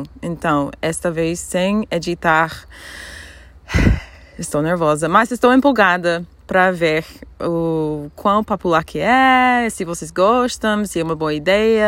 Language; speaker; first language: Portuguese; non-native, fluent; English